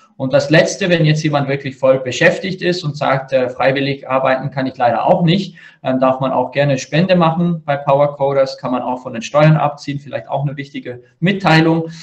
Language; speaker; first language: German; native; German